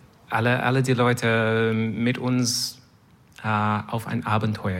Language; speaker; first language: German; non-native, learner; French